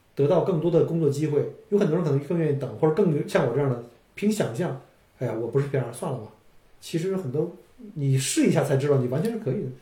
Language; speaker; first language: Chinese; native; Chinese